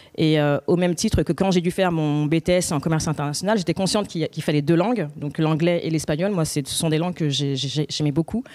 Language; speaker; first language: French; native; French